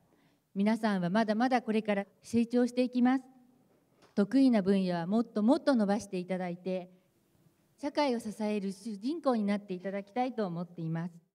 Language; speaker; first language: Japanese; native; Japanese